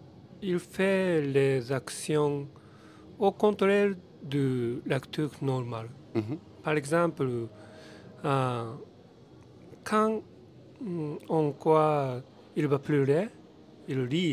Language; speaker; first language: French; non-native, learner; Japanese